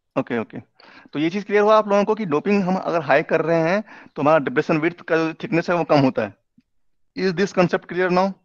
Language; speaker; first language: Hindi; native; Hindi